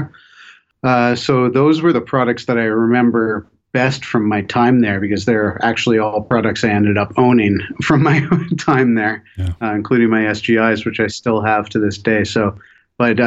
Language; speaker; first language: English; native; English